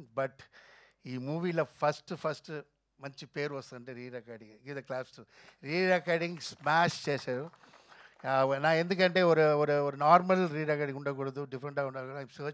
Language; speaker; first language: Telugu; non-native, local second language; Tamil